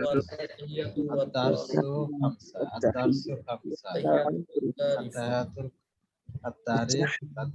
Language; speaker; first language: Arabic; non-native, learner; Bangla